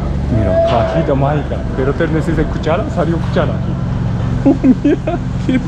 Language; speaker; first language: Spanish; non-native, learner; Japanese